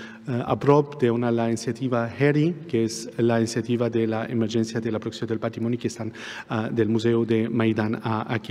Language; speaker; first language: Catalan; non-native, fluent; Arabic